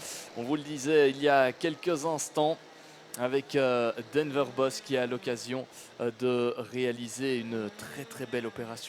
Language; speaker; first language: French; native; French